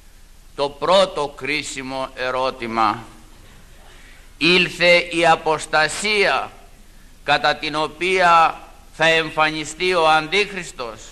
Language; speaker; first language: Greek; native; Greek